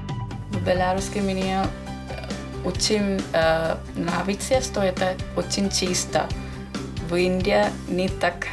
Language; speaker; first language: Russian; non-native, learner; Malayalam